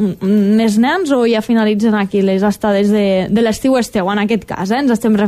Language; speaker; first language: Catalan; native; Catalan